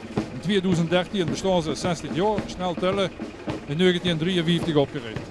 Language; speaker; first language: Dutch; native; Dutch